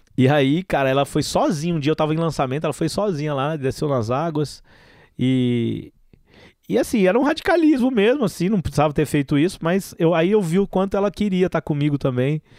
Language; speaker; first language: Portuguese; native; Portuguese